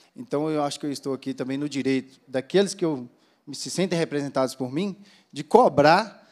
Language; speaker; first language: Portuguese; native; Portuguese